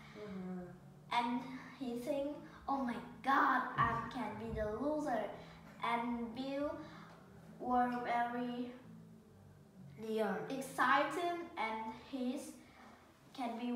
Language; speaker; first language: English; non-native, learner; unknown